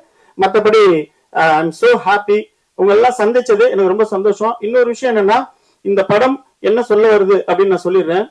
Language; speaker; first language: Tamil; native; Tamil